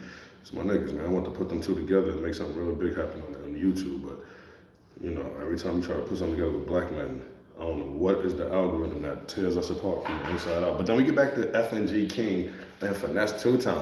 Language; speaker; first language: English; native; English